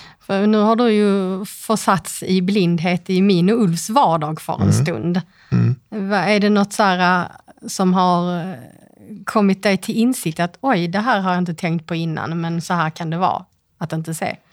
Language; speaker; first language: Swedish; native; Swedish